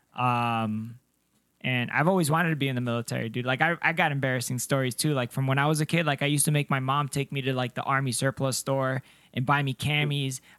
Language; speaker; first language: English; non-native, fluent; Spanish